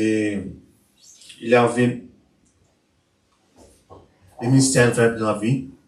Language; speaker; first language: French; non-native, learner; Portuguese